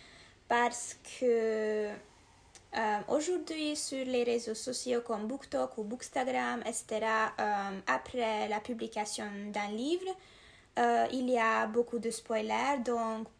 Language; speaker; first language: French; non-native, learner; Hungarian